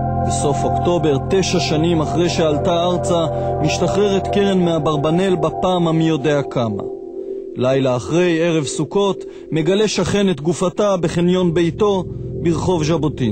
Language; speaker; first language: Hebrew; native; Hebrew